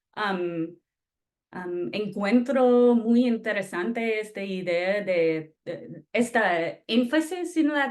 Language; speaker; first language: Spanish; non-native, fluent; English